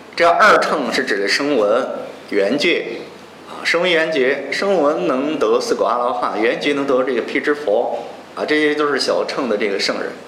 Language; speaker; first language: Chinese; native; Chinese